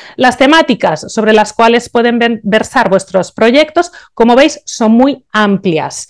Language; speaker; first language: Spanish; native; Spanish